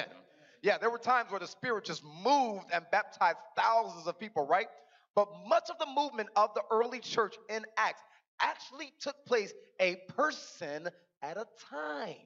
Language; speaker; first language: English; native; English